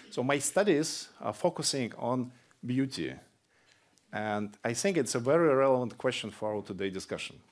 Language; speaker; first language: English; non-native, fluent; Russian